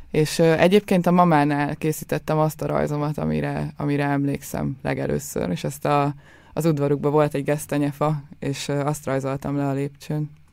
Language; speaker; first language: Hungarian; native; Hungarian